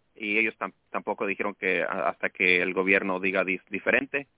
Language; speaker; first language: Spanish; early bilingual, heritage; Spanish